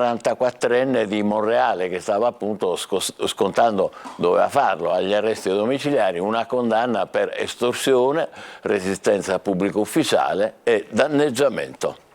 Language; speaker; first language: Italian; native; Italian